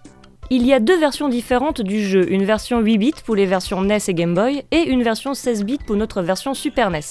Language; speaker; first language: French; native; French